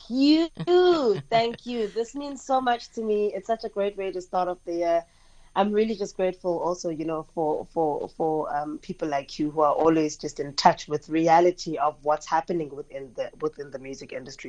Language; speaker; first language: English; non-native, local second language; Xhosa